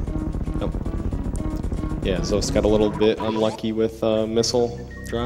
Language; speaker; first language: English; native; English